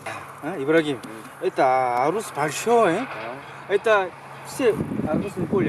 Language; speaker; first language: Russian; non-native, learner; Korean